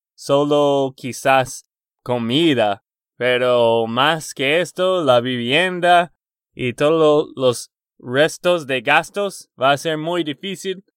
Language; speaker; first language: Spanish; non-native, fluent; English